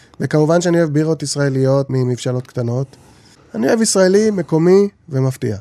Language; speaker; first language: Hebrew; native; Hebrew